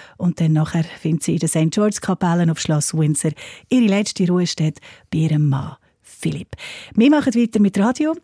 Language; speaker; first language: German; non-native, fluent; English